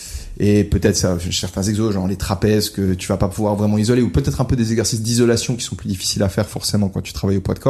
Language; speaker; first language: French; native; French